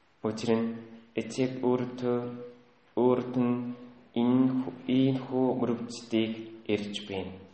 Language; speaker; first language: Mongolian; native; Mongolian